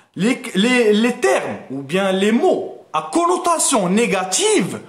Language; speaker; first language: French; non-native, local second language; Arabic